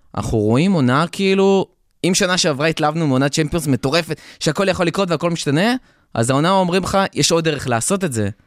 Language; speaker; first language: Hebrew; native; Hebrew